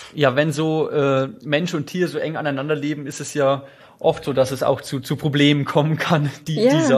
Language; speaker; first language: German; native; German